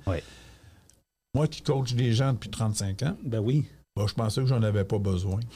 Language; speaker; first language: French; native; French